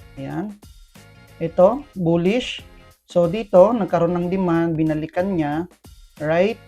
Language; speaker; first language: Filipino; native; Filipino